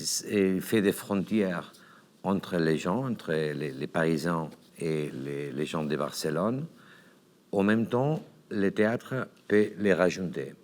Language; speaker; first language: French; non-native, learner; Catalan